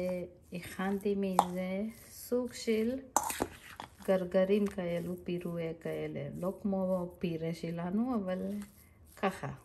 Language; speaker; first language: Hebrew; non-native, fluent; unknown